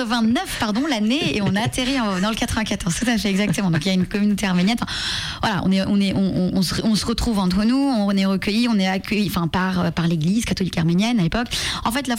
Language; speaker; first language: French; non-native, local second language; Armenian